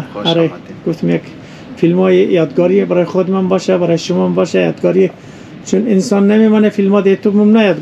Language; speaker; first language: Persian; native; Persian